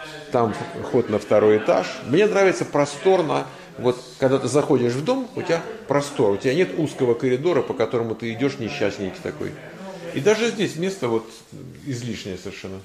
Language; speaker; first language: Russian; native; Russian